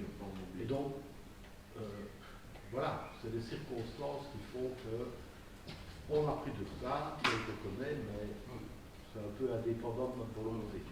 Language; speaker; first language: French; native; French